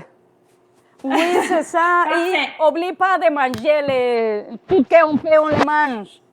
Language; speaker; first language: French; non-native, learner; Spanish